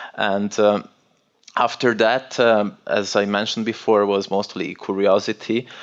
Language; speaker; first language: English; non-native, fluent; Italian